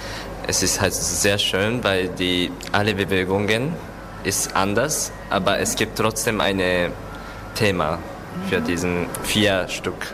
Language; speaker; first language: German; non-native, learner; Japanese